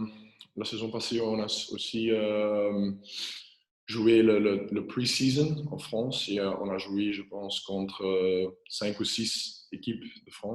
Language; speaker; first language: French; non-native, local second language; Dutch